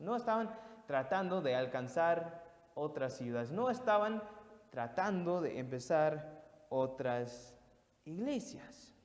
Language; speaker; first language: Spanish; non-native, fluent; English